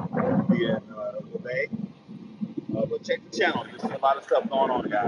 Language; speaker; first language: English; native; English